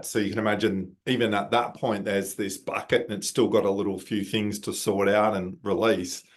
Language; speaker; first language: English; native; English